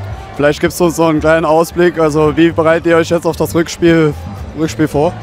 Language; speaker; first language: German; native; German